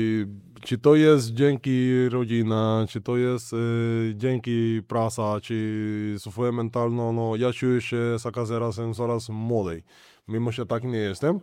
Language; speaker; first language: Polish; non-native, learner; Spanish